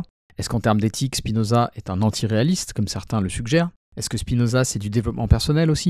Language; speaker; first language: French; native; French